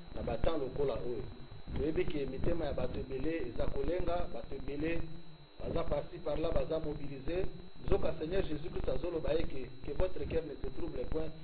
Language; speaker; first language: Lingala; native; Lingala